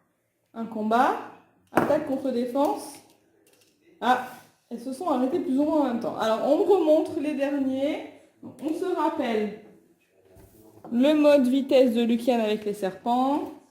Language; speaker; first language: French; native; French